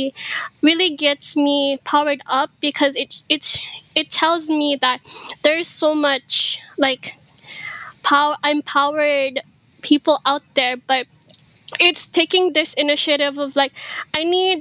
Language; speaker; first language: English; early bilingual, other home language; Iloko